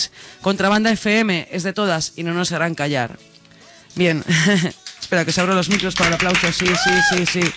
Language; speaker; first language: Spanish; native; Spanish